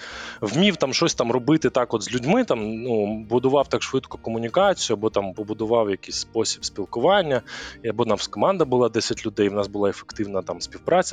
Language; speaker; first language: Ukrainian; native; Ukrainian